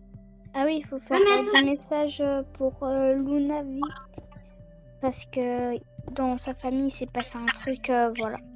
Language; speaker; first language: French; native; French